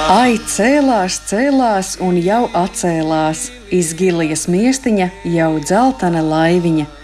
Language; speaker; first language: Latvian; native; Latvian